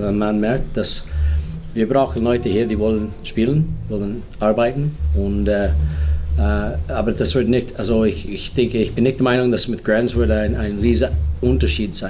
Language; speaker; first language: German; non-native, learner; English